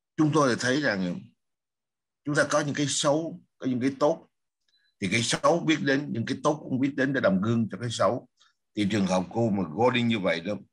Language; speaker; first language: Vietnamese; native; Vietnamese